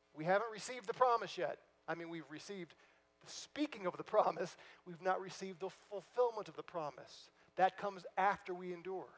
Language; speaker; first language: English; native; English